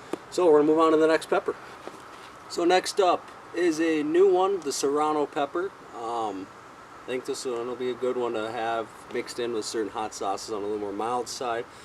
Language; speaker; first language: English; native; English